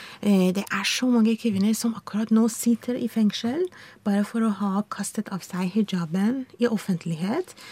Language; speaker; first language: Norwegian; non-native, fluent; Persian